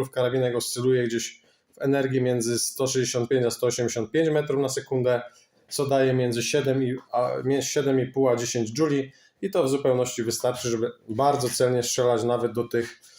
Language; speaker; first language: Polish; native; Polish